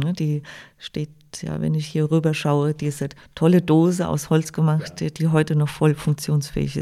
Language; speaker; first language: German; native; German